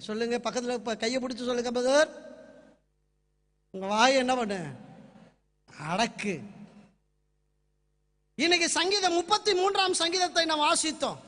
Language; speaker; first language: Tamil; native; Tamil